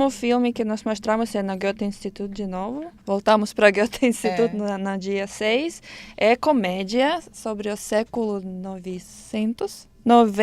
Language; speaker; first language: Portuguese; non-native, learner; Ukrainian